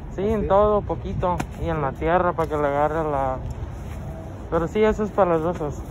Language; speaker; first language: Spanish; early bilingual, other home language; English